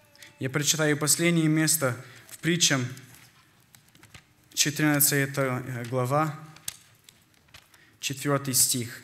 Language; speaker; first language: Russian; early bilingual, heritage; Russian